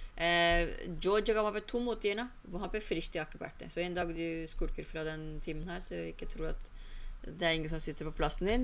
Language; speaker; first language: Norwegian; early bilingual, other home language; Urdu